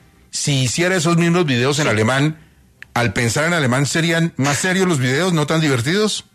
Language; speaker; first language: Spanish; native; Spanish